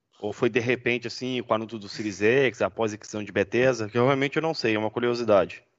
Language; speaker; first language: Portuguese; native; Portuguese